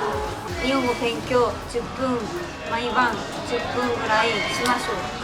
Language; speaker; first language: Japanese; non-native, learner; Korean